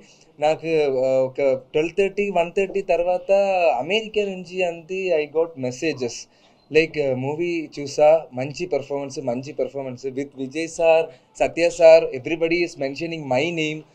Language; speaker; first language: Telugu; non-native, learner; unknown